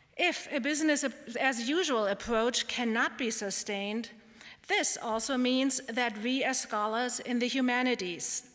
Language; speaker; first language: English; non-native, fluent; German